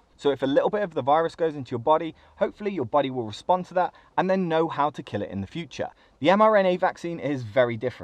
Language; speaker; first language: English; native; English